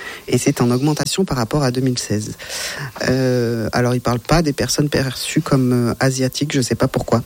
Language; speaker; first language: French; native; French